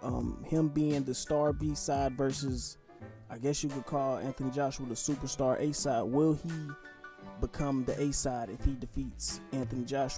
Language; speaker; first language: English; native; English